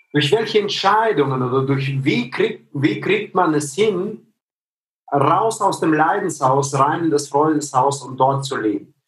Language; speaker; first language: German; native; German